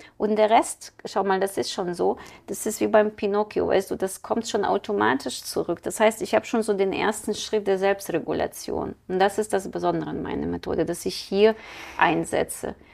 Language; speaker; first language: German; non-native, fluent; Ukrainian